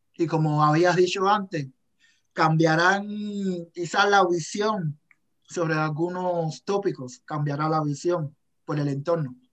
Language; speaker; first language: Spanish; native; Spanish